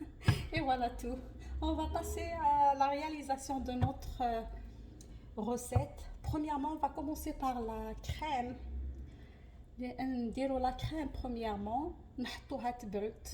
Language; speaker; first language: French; non-native, local second language; Arabic